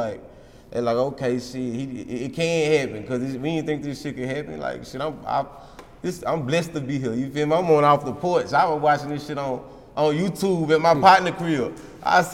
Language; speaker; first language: English; native; English